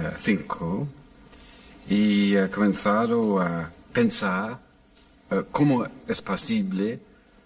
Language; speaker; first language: Spanish; non-native, fluent; English